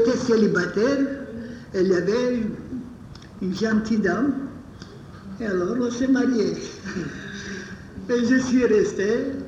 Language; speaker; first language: French; non-native, fluent; Bulgarian